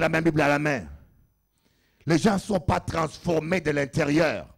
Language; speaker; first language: French; non-native, local second language; Lingala